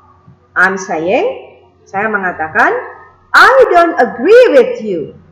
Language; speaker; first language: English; non-native, fluent; Indonesian